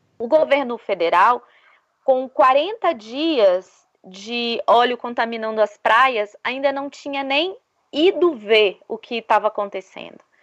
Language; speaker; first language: Portuguese; native; Portuguese